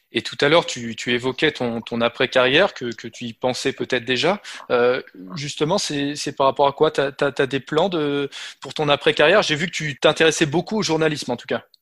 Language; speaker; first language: French; native; French